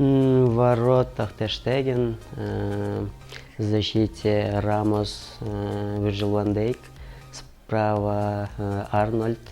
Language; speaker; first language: Russian; non-native, local second language; Kyrgyz